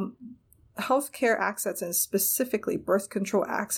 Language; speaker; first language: English; non-native, local second language; Cantonese